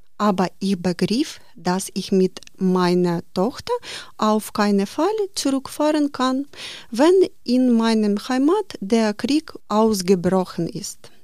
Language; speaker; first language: German; non-native, learner; Ukrainian